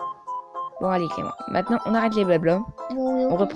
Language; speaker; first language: French; native; French